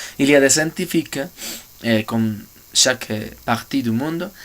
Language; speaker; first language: French; non-native, learner; Spanish